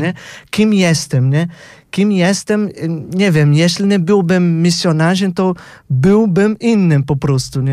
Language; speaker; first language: Polish; non-native, fluent; Portuguese